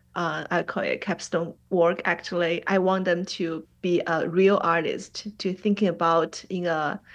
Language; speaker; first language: English; non-native, fluent; Chinese